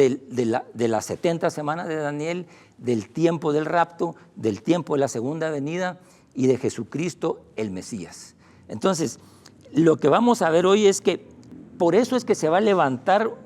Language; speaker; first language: Spanish; native; Spanish